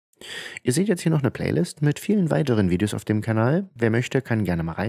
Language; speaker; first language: German; native; German